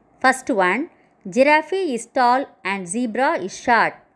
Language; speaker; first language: English; non-native, local second language; Tamil